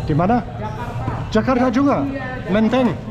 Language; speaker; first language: Indonesian; non-native, learner; English